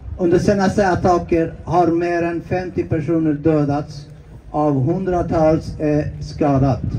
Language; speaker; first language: Swedish; non-native, fluent; Persian